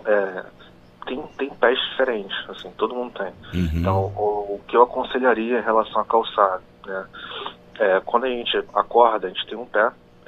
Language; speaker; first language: Portuguese; native; Portuguese